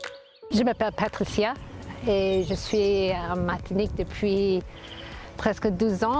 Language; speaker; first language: French; non-native, fluent; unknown